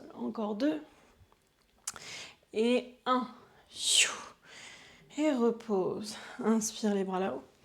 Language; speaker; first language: French; native; French